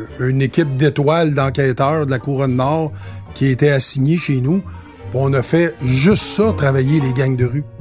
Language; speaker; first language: French; native; French